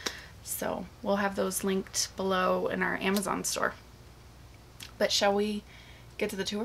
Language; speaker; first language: English; native; English